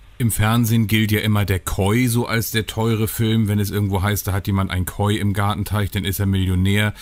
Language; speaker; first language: German; native; German